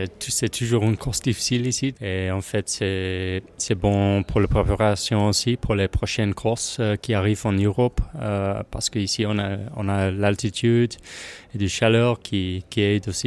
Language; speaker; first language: French; non-native, learner; English